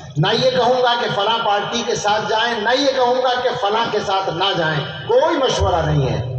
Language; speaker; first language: Urdu; native; Urdu